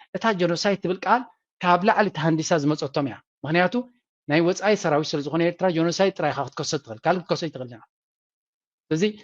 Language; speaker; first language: Tigrinya; native; Tigrinya